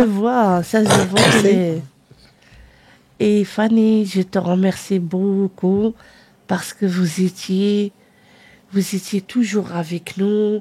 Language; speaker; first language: French; non-native, learner; Arabic